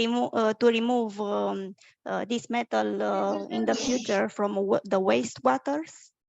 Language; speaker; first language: English; non-native, fluent; Romanian